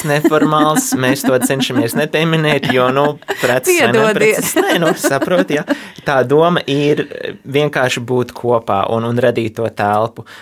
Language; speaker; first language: Latvian; early bilingual, heritage; Latvian